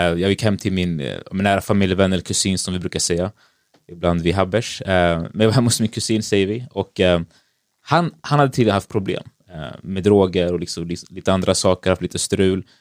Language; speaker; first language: Swedish; early bilingual, other home language; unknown